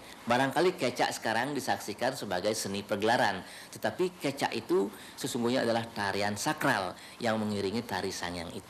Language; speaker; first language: Indonesian; native; Indonesian